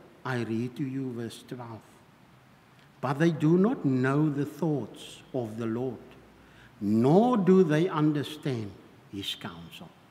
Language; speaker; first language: English; non-native, local second language; Afrikaans